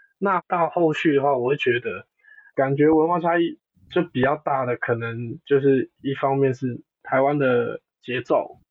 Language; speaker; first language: Chinese; non-native, local second language; Cantonese